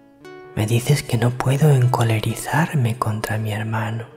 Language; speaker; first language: Spanish; native; Spanish